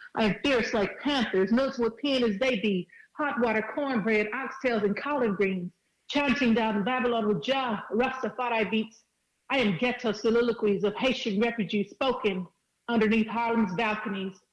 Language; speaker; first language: English; early bilingual, other home language; Spanish